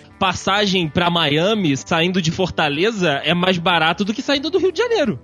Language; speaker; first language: Portuguese; native; Portuguese